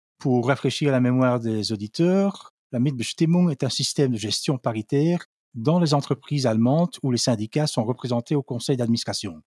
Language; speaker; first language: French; non-native, local second language; Dutch